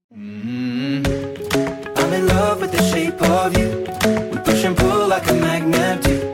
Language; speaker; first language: English; non-native, fluent; Ukrainian